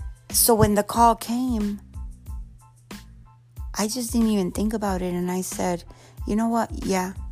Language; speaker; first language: English; early bilingual, other home language; Spanish